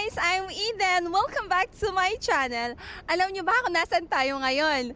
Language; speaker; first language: Filipino; native; Filipino